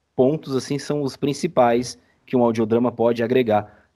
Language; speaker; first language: Portuguese; native; Portuguese